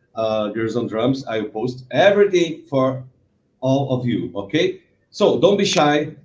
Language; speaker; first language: English; non-native, learner; Portuguese